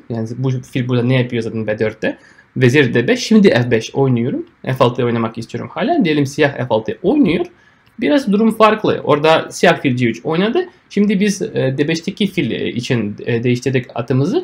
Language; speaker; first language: Turkish; non-native, fluent; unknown